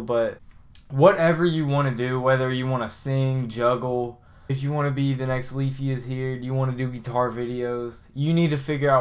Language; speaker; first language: English; native; English